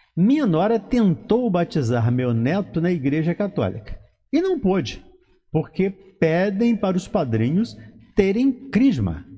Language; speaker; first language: Portuguese; native; Portuguese